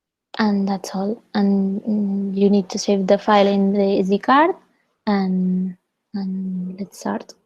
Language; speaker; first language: English; non-native, fluent; Spanish